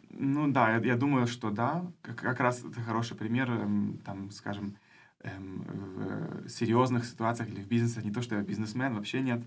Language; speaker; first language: Russian; early bilingual, heritage; Russian